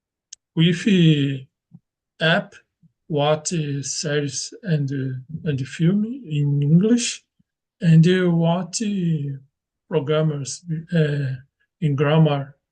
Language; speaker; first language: English; non-native, learner; Portuguese